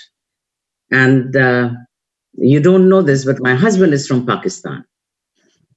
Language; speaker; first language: English; non-native, local second language; Hindi